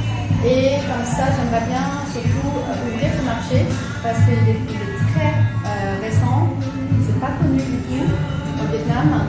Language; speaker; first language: French; early bilingual, other home language; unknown